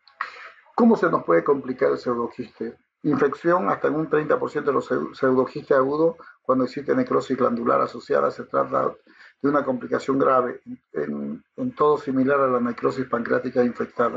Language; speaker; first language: Spanish; native; Spanish